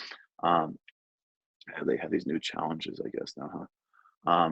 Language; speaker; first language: English; native; English